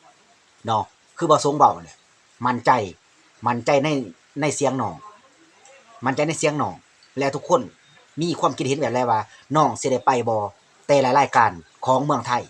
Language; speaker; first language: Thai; non-native, local second language; Lao